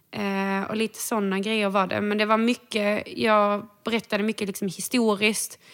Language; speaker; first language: Swedish; native; Swedish